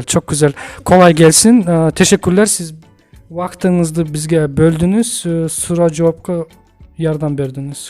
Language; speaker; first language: Turkish; non-native, learner; Kyrgyz